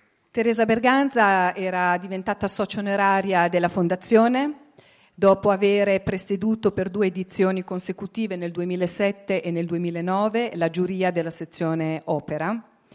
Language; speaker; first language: Italian; native; Italian